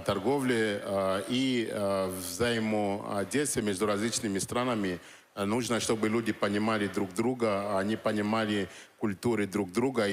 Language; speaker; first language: Russian; non-native, fluent; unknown